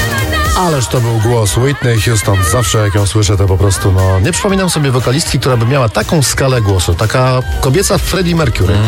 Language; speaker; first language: Polish; native; Polish